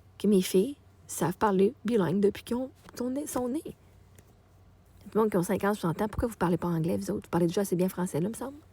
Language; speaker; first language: French; native; French